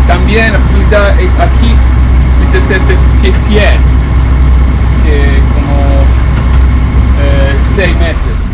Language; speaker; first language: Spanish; non-native, learner; Italian